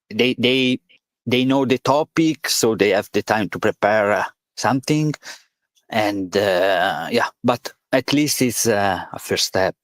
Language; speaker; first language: English; non-native, learner; Italian